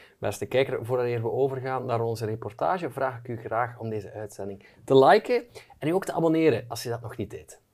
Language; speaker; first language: Dutch; native; Dutch